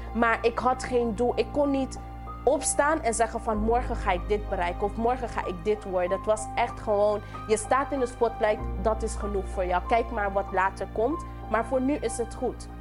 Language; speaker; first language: Dutch; non-native, local second language; English